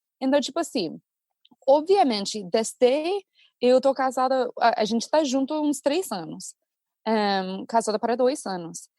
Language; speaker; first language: Portuguese; non-native, fluent; English